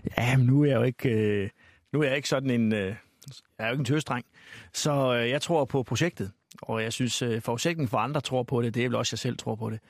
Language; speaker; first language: Danish; native; Danish